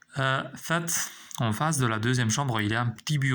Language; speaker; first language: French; non-native, fluent; Albanian